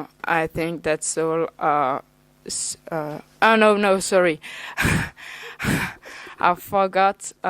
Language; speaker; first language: English; non-native, learner; French